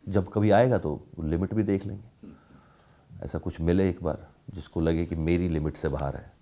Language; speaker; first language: Hindi; native; Hindi